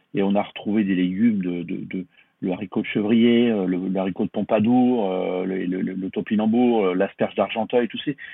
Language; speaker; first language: French; native; French